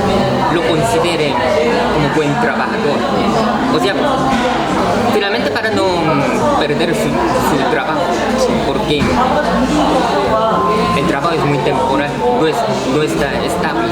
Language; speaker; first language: Spanish; non-native, fluent; Korean